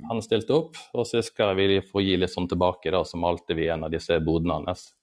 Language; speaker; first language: Norwegian; native; Norwegian